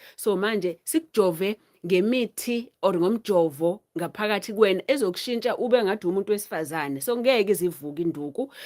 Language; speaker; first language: Zulu; native; Zulu